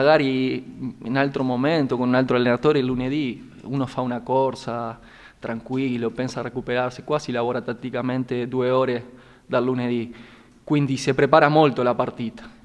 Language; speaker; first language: Italian; non-native, fluent; Spanish